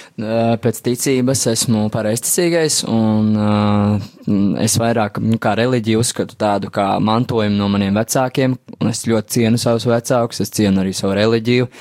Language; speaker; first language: Latvian; native; Latvian